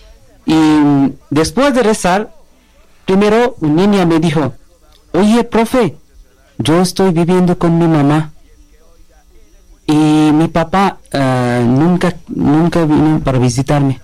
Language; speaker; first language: Spanish; non-native, learner; Bangla